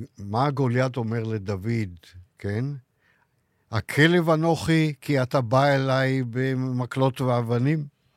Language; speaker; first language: Hebrew; native; Hebrew